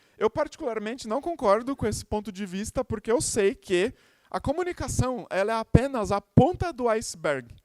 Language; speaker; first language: Portuguese; native; Portuguese